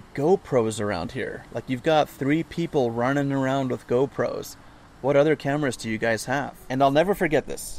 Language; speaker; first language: English; native; English